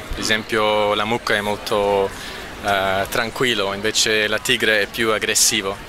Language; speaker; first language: Italian; non-native, fluent; English